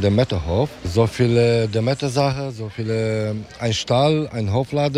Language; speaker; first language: German; non-native, learner; Romanian